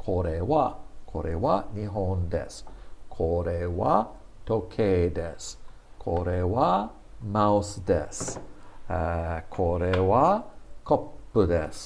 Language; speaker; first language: Japanese; non-native, fluent; English